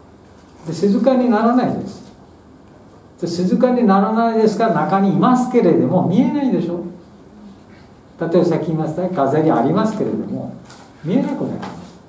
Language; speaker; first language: Japanese; non-native, fluent; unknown